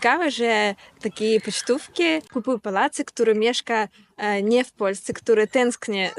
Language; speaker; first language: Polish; non-native, learner; Ukrainian